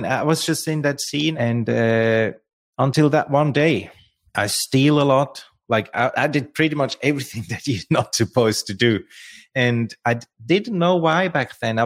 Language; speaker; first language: English; non-native, fluent; Swiss German